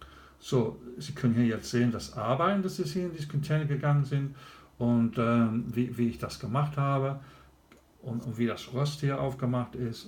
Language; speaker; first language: German; non-native, learner; English